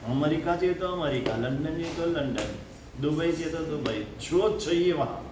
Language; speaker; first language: Hindi; non-native, local second language; Gujarati